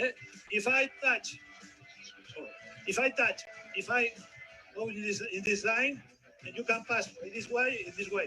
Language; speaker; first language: English; non-native, learner; Spanish